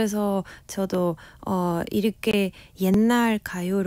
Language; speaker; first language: Korean; non-native, fluent; Spanish